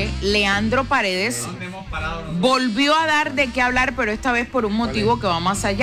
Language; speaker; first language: Spanish; native; Spanish